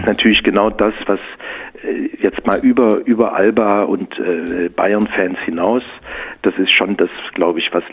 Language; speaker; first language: German; native; German